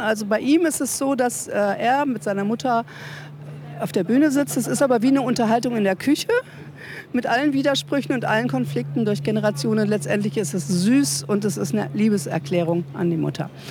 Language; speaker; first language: German; native; German